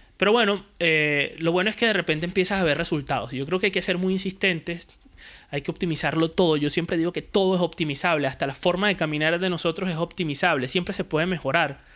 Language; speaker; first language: Spanish; native; Spanish